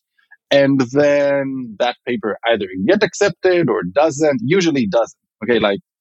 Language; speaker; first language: English; non-native, fluent; Hebrew